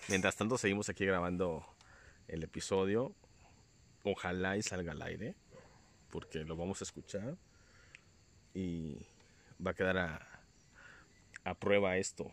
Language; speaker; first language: Spanish; native; Spanish